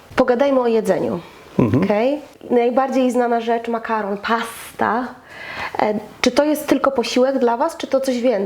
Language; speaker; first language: Polish; native; Polish